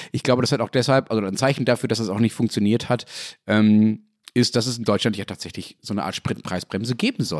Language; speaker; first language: German; native; German